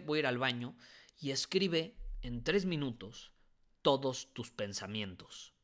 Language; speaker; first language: Spanish; native; Spanish